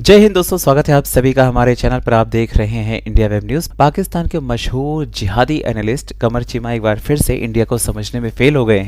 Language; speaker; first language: Hindi; native; Hindi